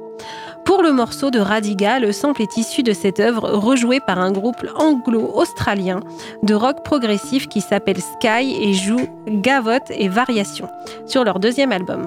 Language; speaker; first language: French; native; French